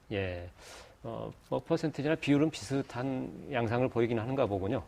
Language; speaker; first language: Korean; native; Korean